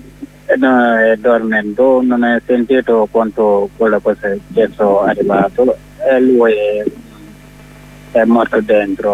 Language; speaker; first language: Italian; non-native, learner; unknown